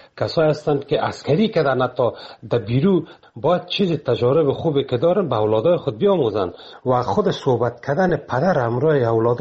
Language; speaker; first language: Persian; native; Persian